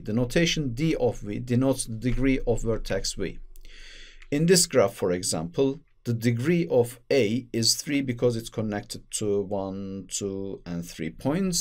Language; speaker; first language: English; non-native, fluent; Turkish